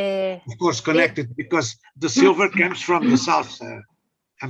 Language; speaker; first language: English; non-native, learner; Portuguese